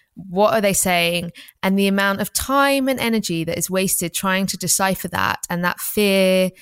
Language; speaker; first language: English; native; English